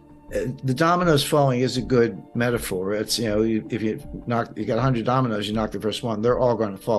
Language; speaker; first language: English; native; English